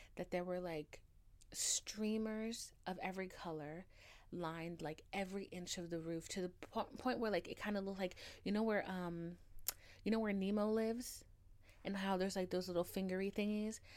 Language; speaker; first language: English; early bilingual, other home language; Haitian Creole